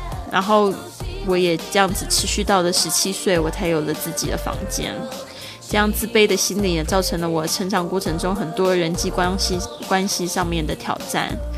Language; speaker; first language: Chinese; native; Chinese